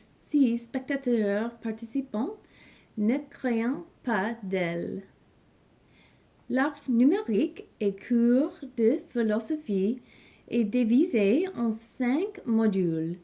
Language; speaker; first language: French; non-native, learner; English